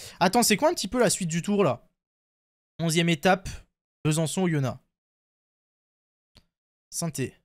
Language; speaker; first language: French; native; French